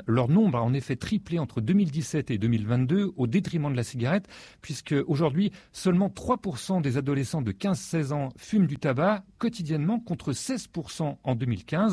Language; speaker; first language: French; native; French